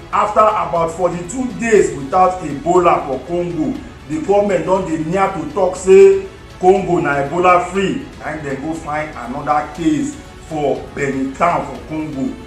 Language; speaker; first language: Nigerian Pidgin; non-native, local second language; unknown